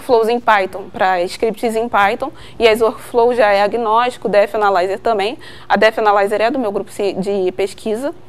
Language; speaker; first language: Portuguese; native; Portuguese